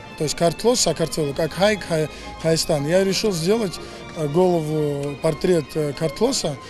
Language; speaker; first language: Russian; non-native, local second language; Georgian